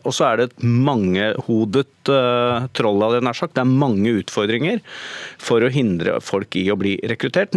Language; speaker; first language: Norwegian; native; Norwegian